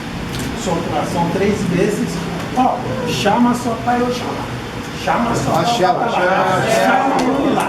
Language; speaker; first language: Portuguese; non-native, fluent; Yoruba